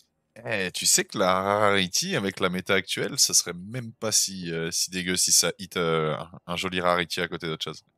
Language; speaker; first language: French; native; French